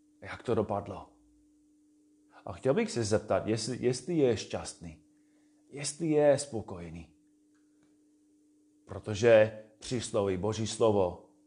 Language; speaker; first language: Czech; non-native, fluent; English